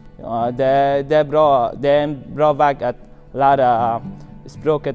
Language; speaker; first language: Swedish; non-native, learner; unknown